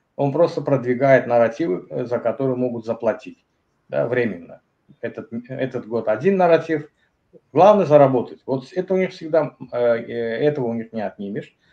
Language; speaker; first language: Russian; non-native, local second language; Azerbaijani